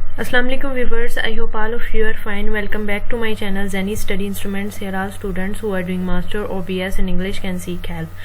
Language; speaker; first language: English; non-native, local second language; Urdu